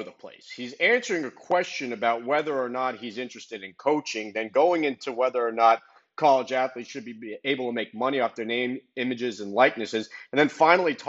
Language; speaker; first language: English; native; English